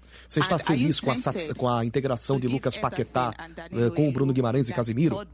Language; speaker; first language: Portuguese; native; Portuguese